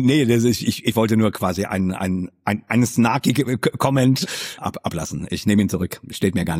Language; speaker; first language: German; native; German